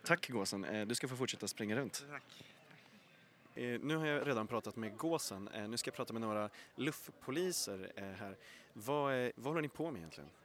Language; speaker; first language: Swedish; native; Swedish